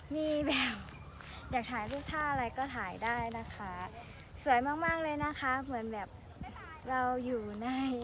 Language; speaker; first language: Thai; native; Thai